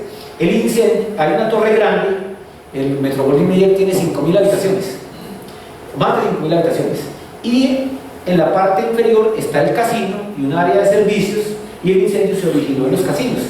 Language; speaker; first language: Spanish; native; Spanish